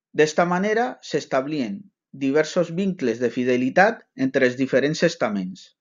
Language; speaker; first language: Catalan; non-native, local second language; Spanish